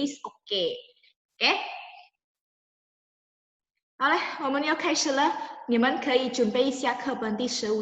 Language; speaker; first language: Chinese; non-native, fluent; Indonesian